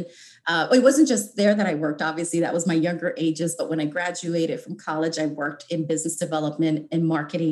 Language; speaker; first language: English; native; English